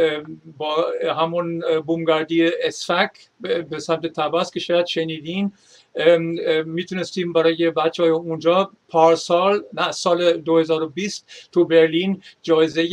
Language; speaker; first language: Persian; non-native, fluent; German